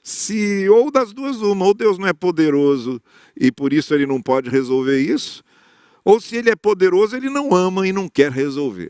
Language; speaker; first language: Portuguese; native; Portuguese